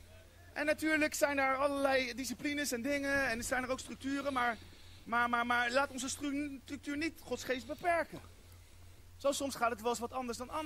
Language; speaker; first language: Dutch; native; Dutch